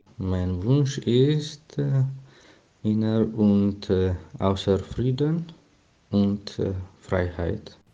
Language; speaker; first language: German; non-native, learner; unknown